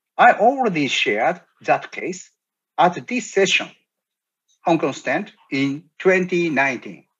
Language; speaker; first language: English; non-native, learner; Japanese